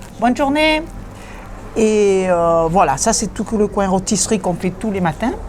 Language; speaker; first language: French; early bilingual, other home language; Italian